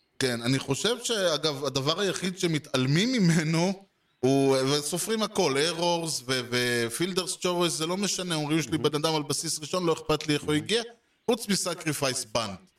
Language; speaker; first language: Hebrew; native; Hebrew